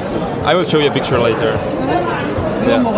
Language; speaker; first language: English; non-native, fluent; Spanish